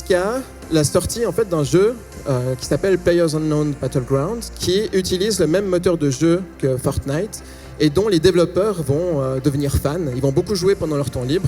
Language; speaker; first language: French; native; French